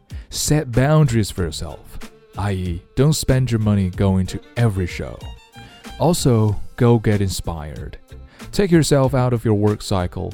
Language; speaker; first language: English; non-native, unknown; Chinese